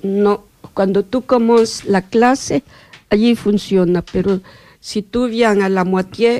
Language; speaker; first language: French; non-native, learner; Spanish